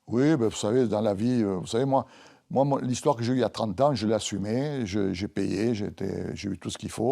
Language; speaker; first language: French; native; French